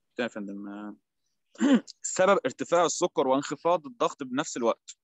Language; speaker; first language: Arabic; native; Arabic